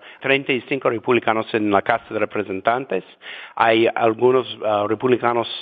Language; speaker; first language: Spanish; non-native, fluent; English